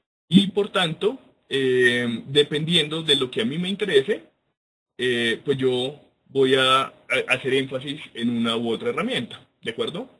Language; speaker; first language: Spanish; native; Spanish